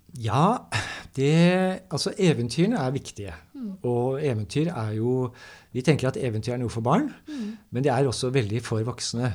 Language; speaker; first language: Norwegian; native; Norwegian